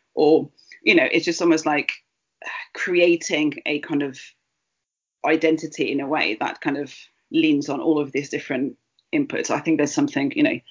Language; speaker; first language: English; early bilingual, heritage; Spanish